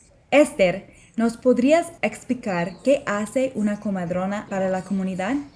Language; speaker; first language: Spanish; non-native, fluent; English